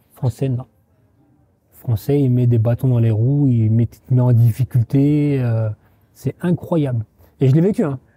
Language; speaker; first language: French; native; French